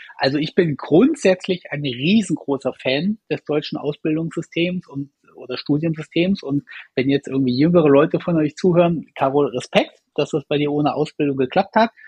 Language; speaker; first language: German; native; German